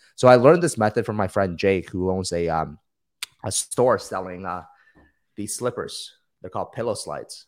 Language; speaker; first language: English; early bilingual, other home language; Chinese